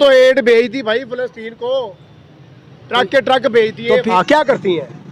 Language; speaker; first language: Hindi; non-native, local second language; Punjabi